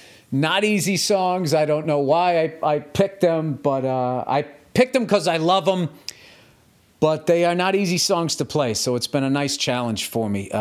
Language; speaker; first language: English; native; English